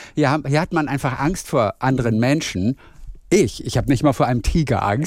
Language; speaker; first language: German; native; German